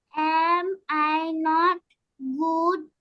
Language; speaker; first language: English; non-native, learner; Bangla